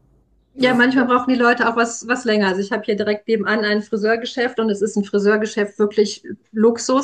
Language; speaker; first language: German; native; German